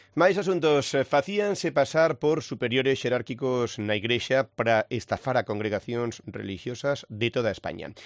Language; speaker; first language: Galician; native; Galician